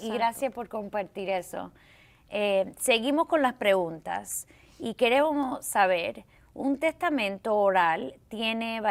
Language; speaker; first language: Spanish; early bilingual, heritage; Spanish